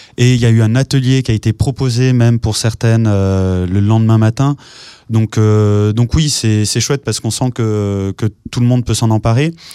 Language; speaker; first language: French; native; French